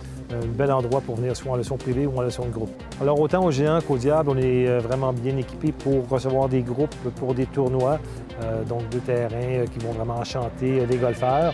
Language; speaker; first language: French; native; French